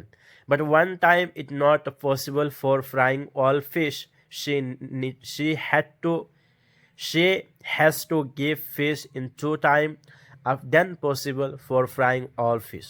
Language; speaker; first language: English; non-native, learner; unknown